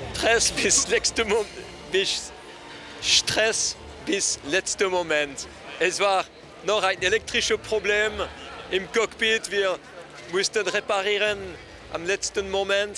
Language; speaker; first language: German; non-native, local second language; French